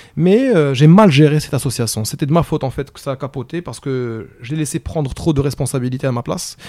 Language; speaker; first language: French; non-native, local second language; Arabic